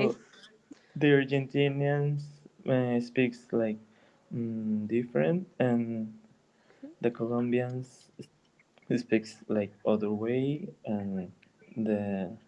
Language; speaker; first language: English; non-native, learner; Spanish